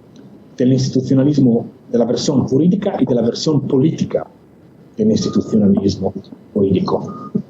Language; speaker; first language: Spanish; non-native, fluent; Italian